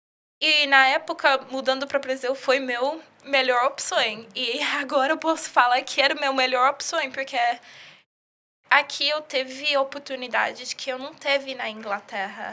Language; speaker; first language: Portuguese; early bilingual, heritage; English